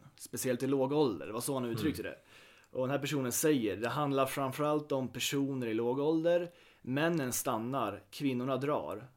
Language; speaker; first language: Swedish; native; Swedish